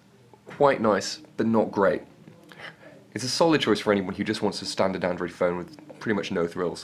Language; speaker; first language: English; native; English